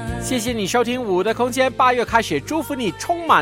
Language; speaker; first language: Chinese; native; Chinese